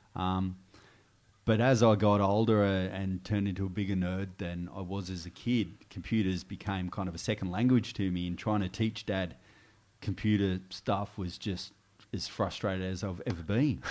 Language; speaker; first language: English; native; English